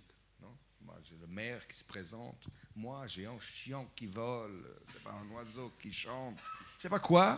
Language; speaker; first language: French; non-native, fluent; Portuguese